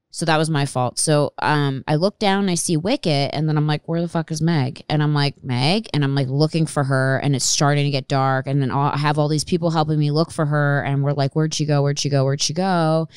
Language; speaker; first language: English; native; English